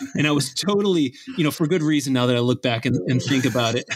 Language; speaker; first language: English; native; English